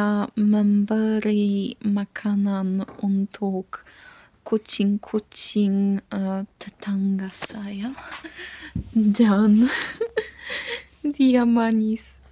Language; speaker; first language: Indonesian; non-native, learner; Polish